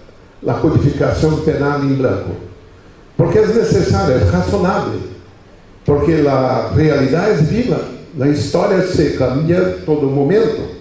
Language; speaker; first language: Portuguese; non-native, learner; Spanish